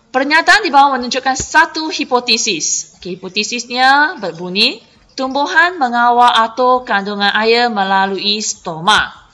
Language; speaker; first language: Malay; non-native, local second language; Chinese